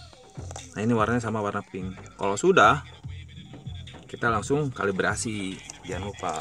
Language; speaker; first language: Indonesian; native; Indonesian